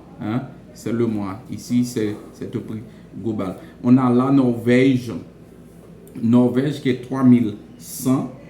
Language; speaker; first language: French; non-native, local second language; Haitian Creole